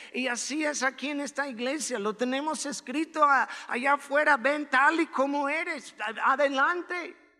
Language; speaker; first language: Spanish; non-native, fluent; English